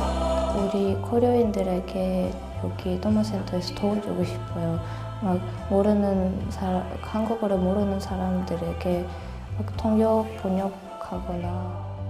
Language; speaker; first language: Korean; non-native, fluent; Russian